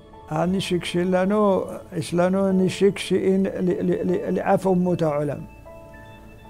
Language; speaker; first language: Hebrew; non-native, fluent; Arabic